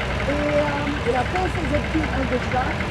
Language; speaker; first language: French; non-native, fluent; Hindi